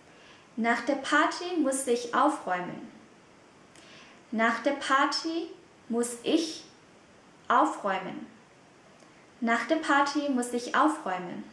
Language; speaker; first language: German; non-native, fluent; Vietnamese